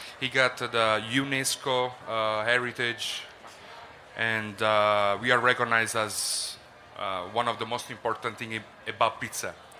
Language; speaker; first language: English; non-native, fluent; Italian